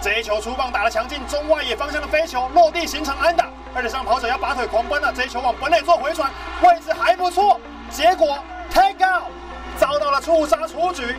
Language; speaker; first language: Chinese; native; Chinese